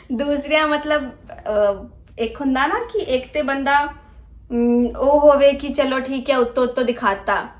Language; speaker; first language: Punjabi; early bilingual, heritage; Punjabi